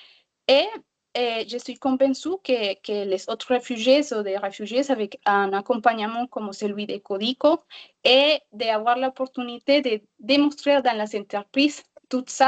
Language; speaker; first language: French; non-native, learner; Spanish